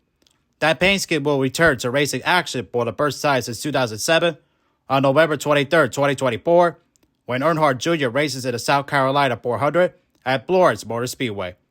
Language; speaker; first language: English; native; English